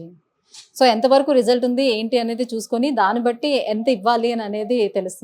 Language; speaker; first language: Telugu; native; Telugu